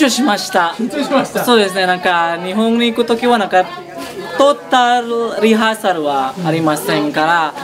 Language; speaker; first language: Japanese; non-native, learner; Indonesian